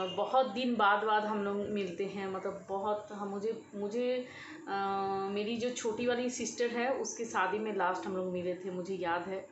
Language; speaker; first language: Hindi; non-native, local second language; Bangla